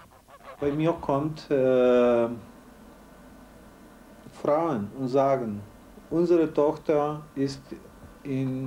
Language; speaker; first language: German; non-native, learner; Ukrainian